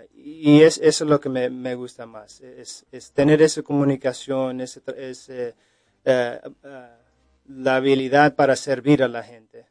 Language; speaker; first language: Spanish; early bilingual, heritage; Spanish